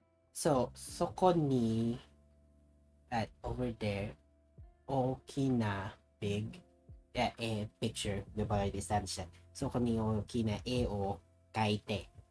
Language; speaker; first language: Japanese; non-native, learner; Filipino